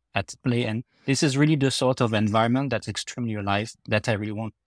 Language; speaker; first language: English; non-native, fluent; French